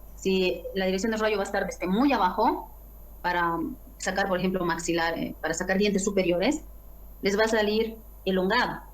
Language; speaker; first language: Spanish; native; Spanish